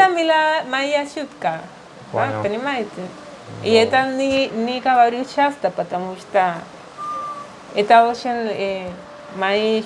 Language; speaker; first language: Russian; non-native, learner; Spanish